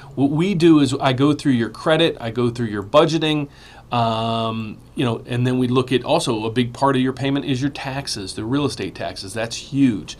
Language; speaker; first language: English; native; English